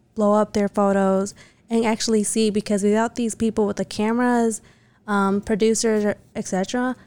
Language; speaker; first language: English; early bilingual, other home language; Spanish